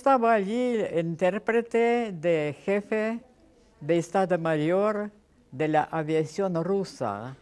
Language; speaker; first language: Spanish; non-native, fluent; Russian